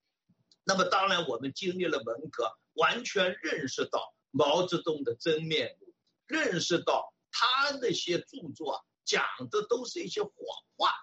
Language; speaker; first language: Chinese; native; Chinese